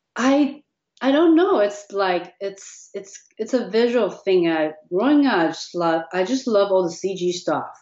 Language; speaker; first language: English; non-native, fluent; Chinese